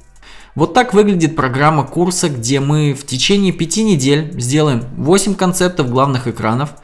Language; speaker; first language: Russian; native; Russian